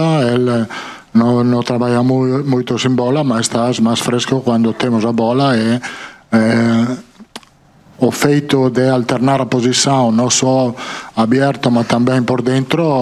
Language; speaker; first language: Portuguese; non-native, fluent; Italian